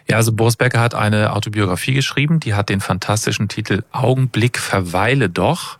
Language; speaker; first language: German; native; German